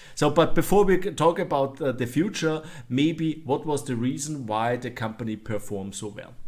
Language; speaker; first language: English; non-native, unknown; German